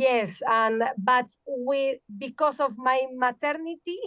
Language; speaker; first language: English; non-native, learner; Spanish